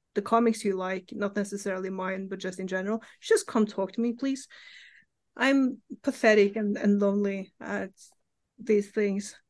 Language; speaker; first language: English; non-native, fluent; Norwegian